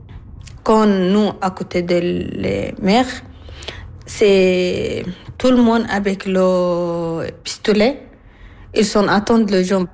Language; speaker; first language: French; non-native, learner; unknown